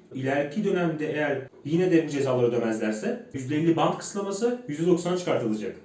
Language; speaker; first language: Turkish; native; Turkish